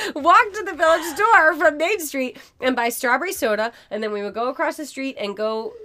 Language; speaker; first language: English; native; English